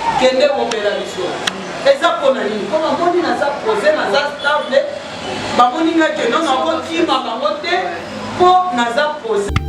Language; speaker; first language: Lingala; native; Lingala